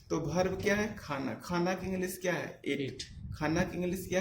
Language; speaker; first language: Hindi; native; Hindi